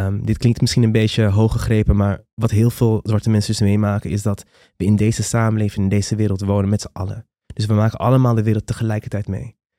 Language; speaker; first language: Dutch; non-native, local second language; Papiamento